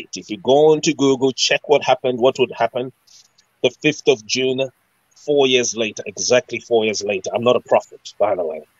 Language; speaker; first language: English; non-native, local second language; Shona